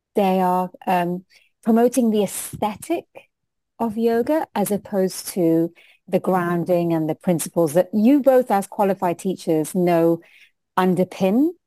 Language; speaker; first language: English; non-native, local second language; Hindi